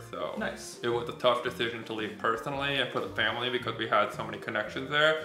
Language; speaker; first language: English; native; English